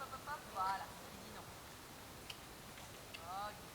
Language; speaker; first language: French; native; French